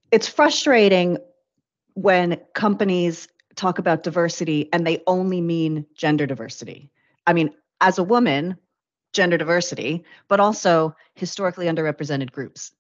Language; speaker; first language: English; native; English